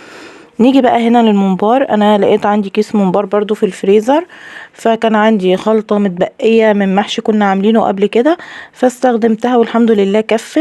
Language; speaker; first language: Arabic; native; Arabic